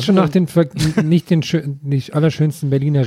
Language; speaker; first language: German; native; German